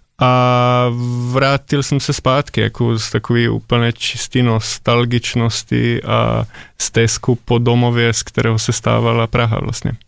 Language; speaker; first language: Czech; non-native, fluent; Slovenian